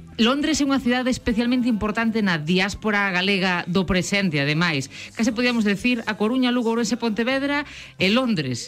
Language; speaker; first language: Galician; native; Galician